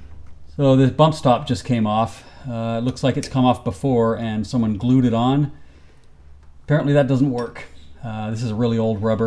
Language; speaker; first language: English; native; English